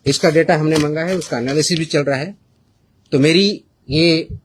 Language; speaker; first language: Hindi; non-native, local second language; Marathi